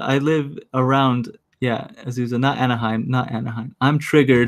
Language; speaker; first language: English; native; English